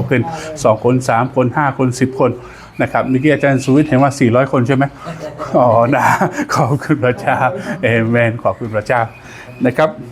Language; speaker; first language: Thai; native; Thai